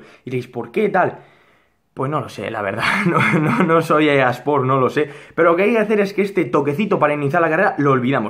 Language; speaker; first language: Spanish; native; Spanish